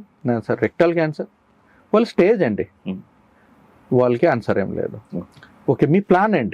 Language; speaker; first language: Telugu; non-native, learner; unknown